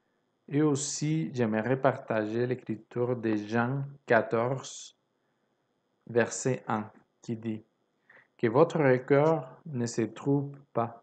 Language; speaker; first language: French; non-native, fluent; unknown